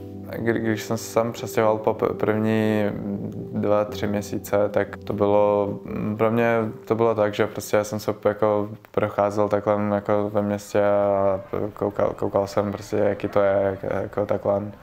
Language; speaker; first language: Czech; early bilingual, other home language; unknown